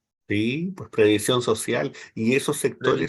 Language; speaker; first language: Spanish; native; Spanish